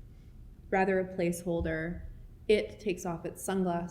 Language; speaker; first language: English; native; English